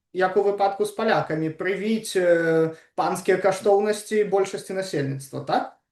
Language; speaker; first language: Belarusian; non-native, local second language; Russian